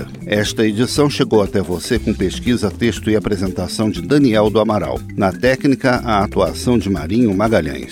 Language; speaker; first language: Portuguese; native; Portuguese